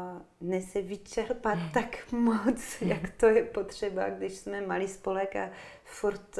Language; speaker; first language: Czech; non-native, fluent; French